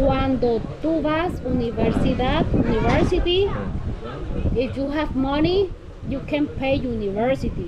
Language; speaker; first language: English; non-native, learner; Spanish